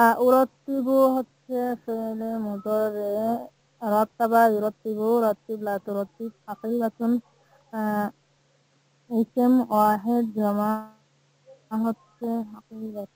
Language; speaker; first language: Arabic; non-native, learner; Bangla